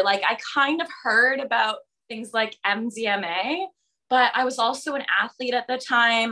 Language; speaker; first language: English; native; English